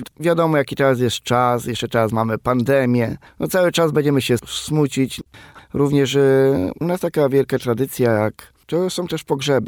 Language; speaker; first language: Polish; non-native, local second language; Romany